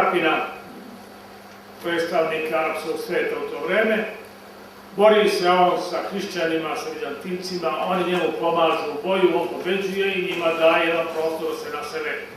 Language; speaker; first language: Bosnian; native; Bosnian